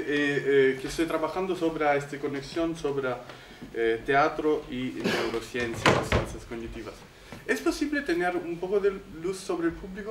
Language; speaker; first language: Spanish; non-native, fluent; Italian